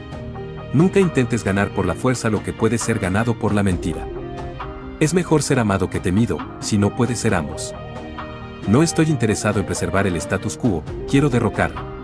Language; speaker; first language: Spanish; native; Spanish